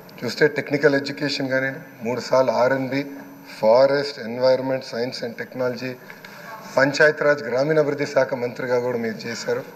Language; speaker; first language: Telugu; native; Telugu